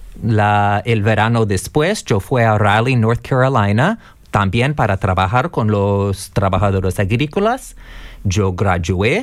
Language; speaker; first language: Spanish; non-native, fluent; English